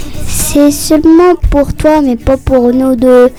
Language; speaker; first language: French; non-native, fluent; Spanish